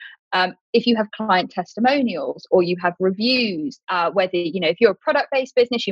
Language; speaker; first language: English; native; English